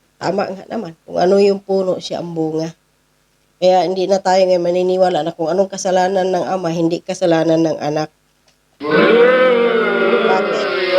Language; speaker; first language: Filipino; non-native, local second language; Cebuano